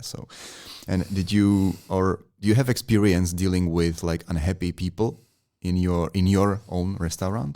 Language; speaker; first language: English; non-native, fluent; Czech